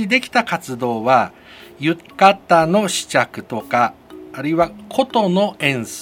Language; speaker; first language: Japanese; native; Japanese